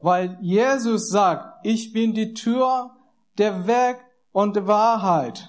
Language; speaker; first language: German; non-native, learner; Persian